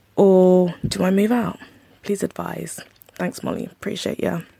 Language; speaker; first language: English; native; English